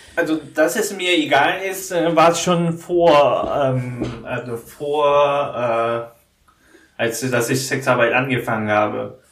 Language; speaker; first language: German; non-native, learner; Korean